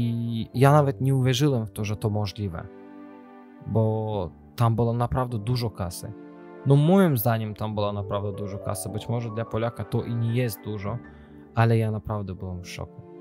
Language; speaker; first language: Polish; non-native, learner; Azerbaijani